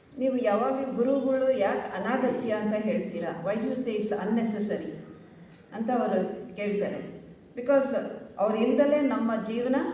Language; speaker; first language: Kannada; native; Kannada